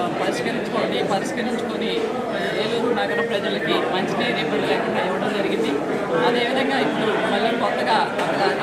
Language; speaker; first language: Telugu; native; Telugu